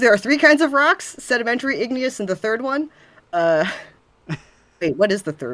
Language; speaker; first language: English; native; English